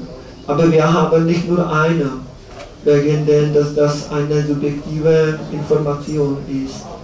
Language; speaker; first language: German; non-native, learner; Czech